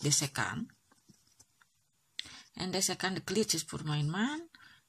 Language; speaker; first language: Dutch; non-native, learner; Indonesian